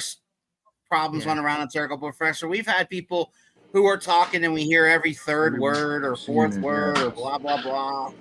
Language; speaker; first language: English; native; English